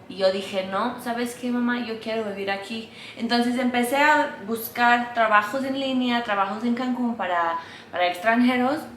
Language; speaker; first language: Spanish; non-native, fluent; English